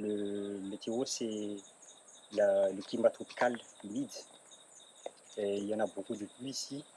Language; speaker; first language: French; non-native, local second language; Malagasy